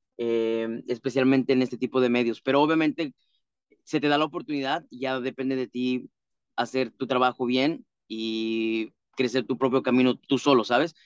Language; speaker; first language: Spanish; native; Spanish